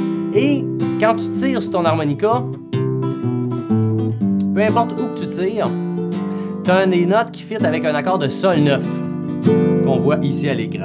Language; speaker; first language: French; native; French